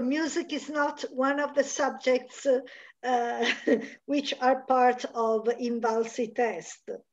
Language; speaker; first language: English; non-native, fluent; Italian